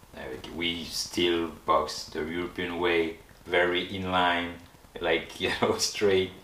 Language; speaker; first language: English; non-native, fluent; French